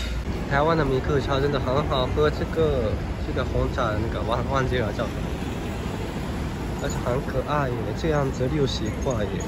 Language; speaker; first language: Chinese; non-native, fluent; Japanese